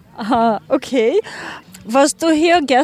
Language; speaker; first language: German; non-native, learner; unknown